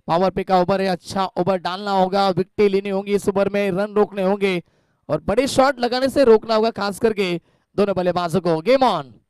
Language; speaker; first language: Hindi; non-native, local second language; Marathi